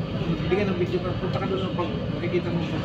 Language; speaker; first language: Filipino; native; Filipino